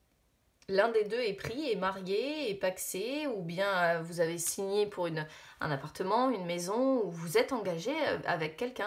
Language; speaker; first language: French; native; French